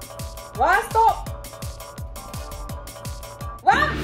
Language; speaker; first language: Japanese; native; Japanese